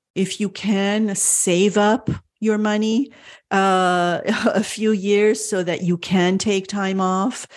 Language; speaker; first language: English; early bilingual, other home language; French